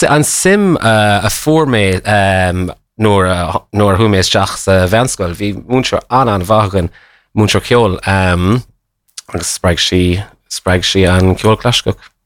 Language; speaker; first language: Irish; non-native, local second language; English